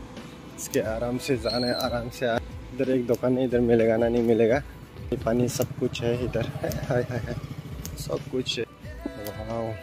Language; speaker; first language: Hindi; non-native, local second language; Bodo